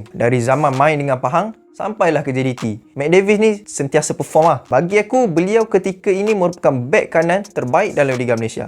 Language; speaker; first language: Malay; native; Malay